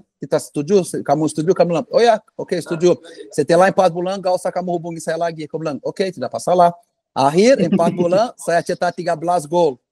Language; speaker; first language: Indonesian; non-native, fluent; Portuguese